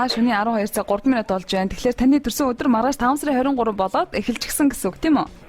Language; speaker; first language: Mongolian; native; Mongolian